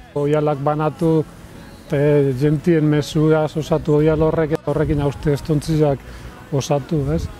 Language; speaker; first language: Basque; native; Basque